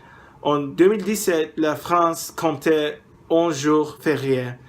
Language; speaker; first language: French; non-native, learner; English